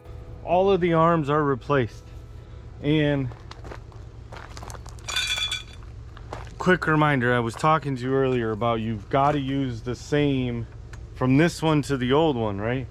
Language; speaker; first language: English; native; English